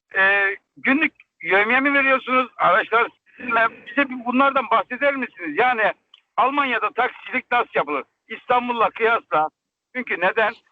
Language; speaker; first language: Turkish; native; Turkish